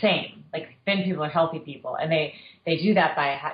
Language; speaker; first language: English; native; English